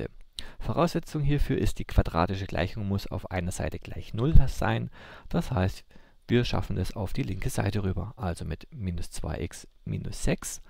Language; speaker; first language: German; native; German